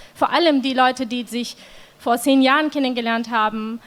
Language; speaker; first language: German; non-native, fluent; Turkish